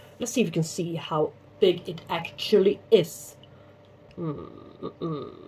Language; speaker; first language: English; non-native, fluent; Swedish